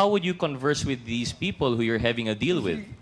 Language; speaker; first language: English; non-native, local second language; Filipino